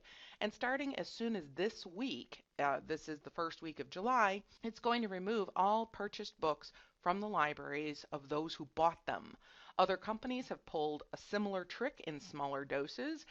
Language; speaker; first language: English; native; English